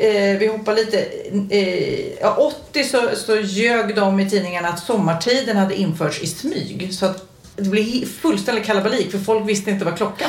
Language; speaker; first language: Swedish; native; Swedish